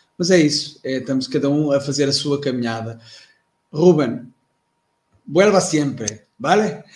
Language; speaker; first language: Portuguese; native; Portuguese